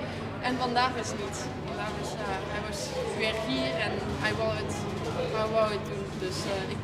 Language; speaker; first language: Dutch; non-native, fluent; French